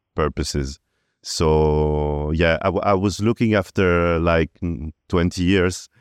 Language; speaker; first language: English; early bilingual, other home language; Italian